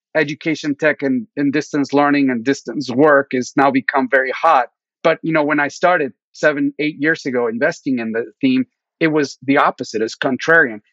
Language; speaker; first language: English; early bilingual, other home language; Spanish